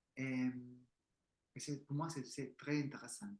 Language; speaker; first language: French; non-native, learner; Spanish